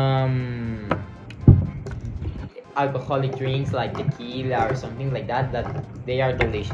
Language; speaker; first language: English; non-native, learner; Spanish